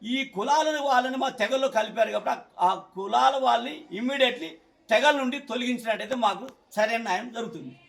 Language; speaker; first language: Telugu; non-native, local second language; Koya